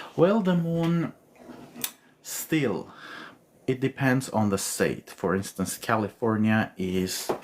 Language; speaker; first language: English; non-native, fluent; Armenian